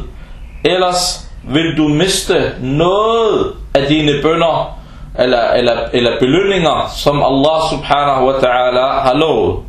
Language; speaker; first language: Danish; non-native, local second language; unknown